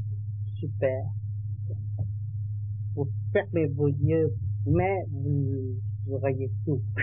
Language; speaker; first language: French; non-native, learner; Vietnamese